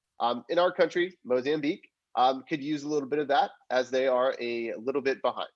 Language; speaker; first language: English; native; English